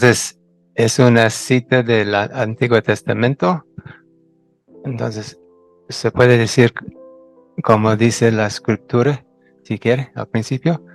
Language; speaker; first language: Spanish; non-native, fluent; English